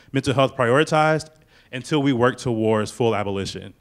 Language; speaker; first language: English; native; English